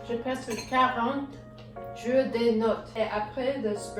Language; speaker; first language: French; non-native, learner; English